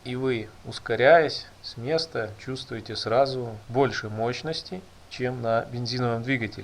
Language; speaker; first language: Russian; native; Russian